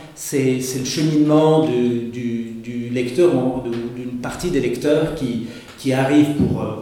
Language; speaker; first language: French; native; French